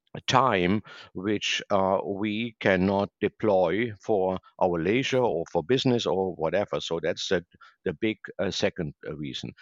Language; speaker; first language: English; non-native, fluent; German